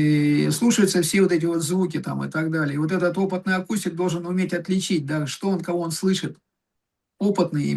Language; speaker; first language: Russian; native; Russian